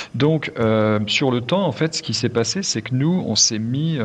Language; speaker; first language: French; native; French